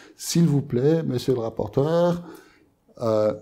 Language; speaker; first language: French; native; French